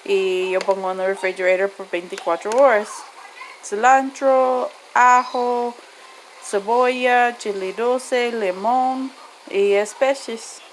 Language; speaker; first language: Spanish; non-native, learner; English